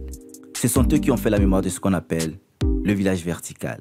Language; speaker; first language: French; native; French